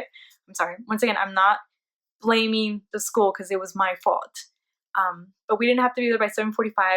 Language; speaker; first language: English; early bilingual, other home language; Spanish